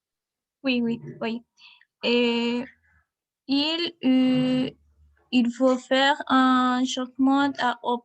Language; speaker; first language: French; non-native, learner; Spanish